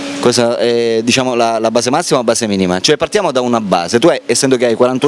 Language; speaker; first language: Italian; native; Italian